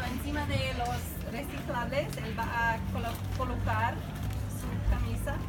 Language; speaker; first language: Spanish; non-native, fluent; English